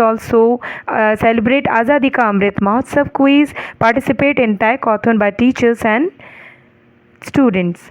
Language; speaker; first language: English; non-native, local second language; Hindi